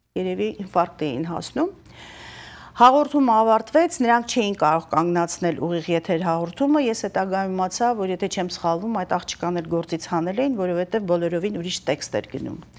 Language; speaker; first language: Armenian; native; Armenian